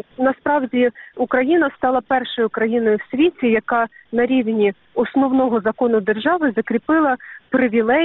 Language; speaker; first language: Ukrainian; native; Ukrainian